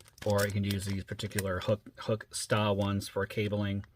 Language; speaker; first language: English; native; English